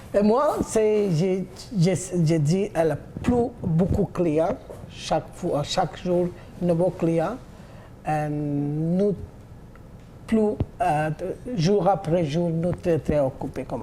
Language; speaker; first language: French; non-native, learner; Bangla